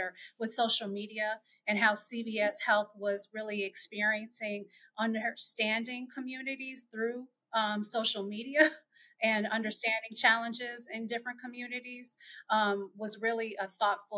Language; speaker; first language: English; native; English